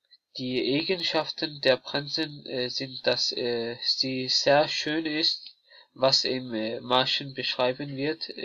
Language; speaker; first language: German; non-native, learner; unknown